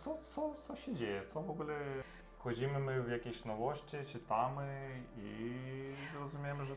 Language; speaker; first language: Polish; non-native, learner; Russian